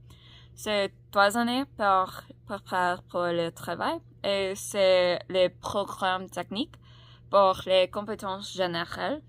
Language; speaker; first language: French; non-native, learner; English